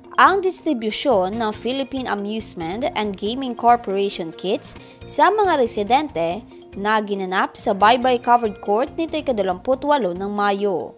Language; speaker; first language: Filipino; non-native, local second language; Aklanon